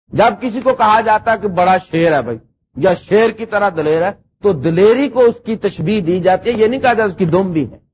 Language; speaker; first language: Urdu; non-native, local second language; Punjabi